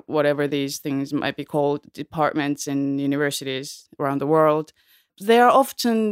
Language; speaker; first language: English; non-native, fluent; Korean